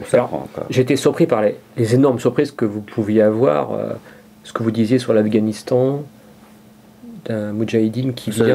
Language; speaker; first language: French; native; French